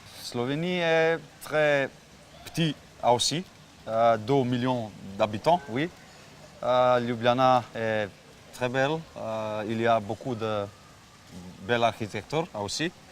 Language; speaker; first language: French; non-native, learner; Slovenian